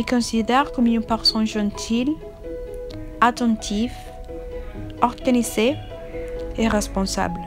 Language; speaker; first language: French; non-native, fluent; Spanish